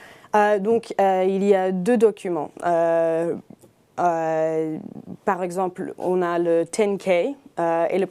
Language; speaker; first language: French; non-native, fluent; English